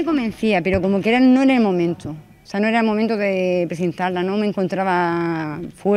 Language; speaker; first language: Spanish; native; Spanish